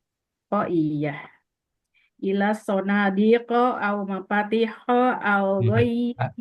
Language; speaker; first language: Arabic; non-native, learner; Indonesian